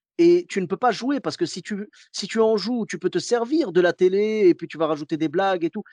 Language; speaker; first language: French; early bilingual, other home language; Arabic